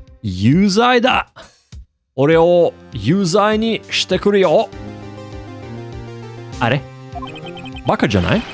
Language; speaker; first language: Japanese; non-native, learner; English